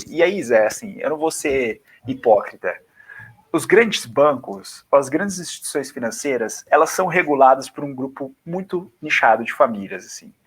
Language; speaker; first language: Portuguese; native; Portuguese